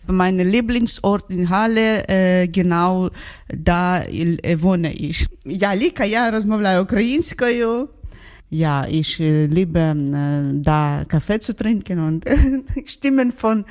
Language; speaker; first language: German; non-native, learner; Ukrainian